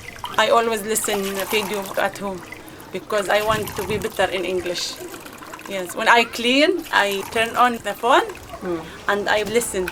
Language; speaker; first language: English; non-native, learner; Arabic